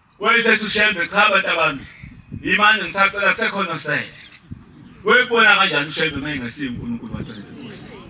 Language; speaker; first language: Zulu; native; Zulu